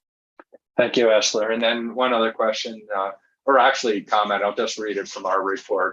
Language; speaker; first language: English; native; English